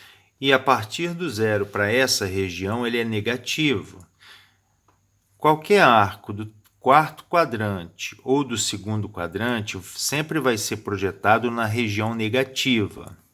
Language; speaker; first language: Portuguese; native; Portuguese